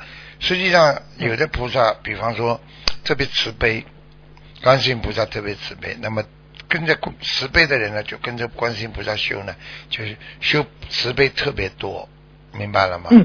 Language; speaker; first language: Chinese; native; Chinese